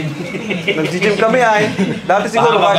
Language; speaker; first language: Filipino; native; Filipino